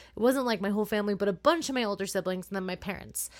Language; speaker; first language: English; native; English